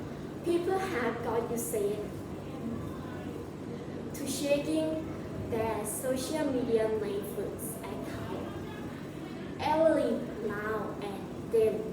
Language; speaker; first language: English; non-native, learner; Thai